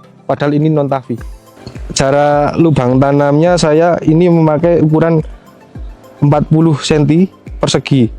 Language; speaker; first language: Indonesian; non-native, local second language; Javanese